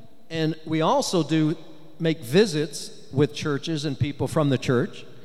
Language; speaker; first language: English; native; English